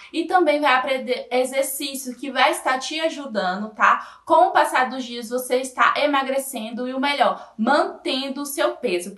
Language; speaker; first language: Portuguese; native; Portuguese